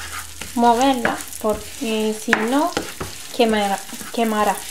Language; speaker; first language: Spanish; non-native, learner; Turkish